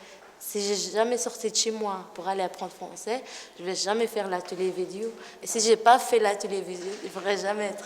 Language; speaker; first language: French; non-native, learner; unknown